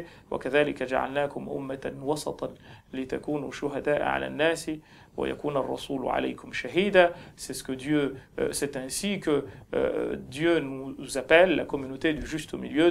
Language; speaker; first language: French; non-native, local second language; Ngazidja Comorian